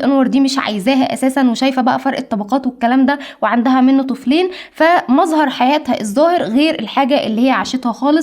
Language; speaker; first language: Arabic; native; Arabic